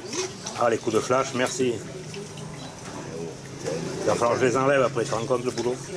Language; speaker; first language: French; native; French